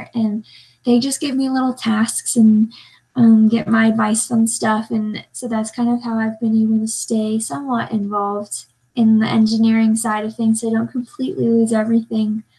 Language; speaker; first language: English; native; English